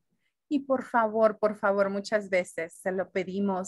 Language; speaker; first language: Spanish; early bilingual, heritage; Spanish